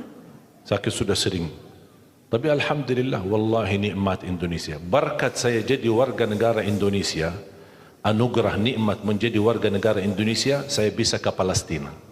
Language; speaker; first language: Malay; non-native, fluent; Arabic